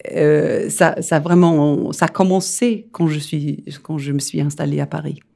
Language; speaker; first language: French; non-native, fluent; Danish